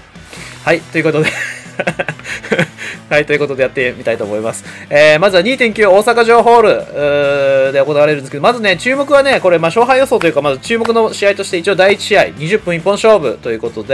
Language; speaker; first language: Japanese; native; Japanese